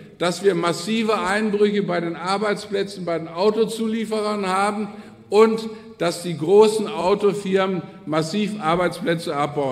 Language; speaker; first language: German; native; German